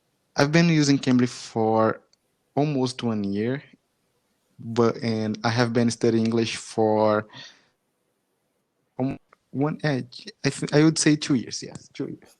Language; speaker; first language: English; non-native, fluent; Portuguese